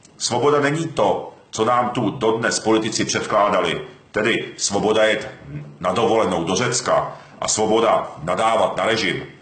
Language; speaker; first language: Czech; early bilingual, other home language; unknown